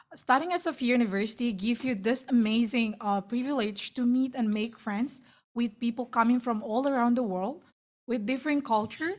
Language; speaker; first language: English; non-native, fluent; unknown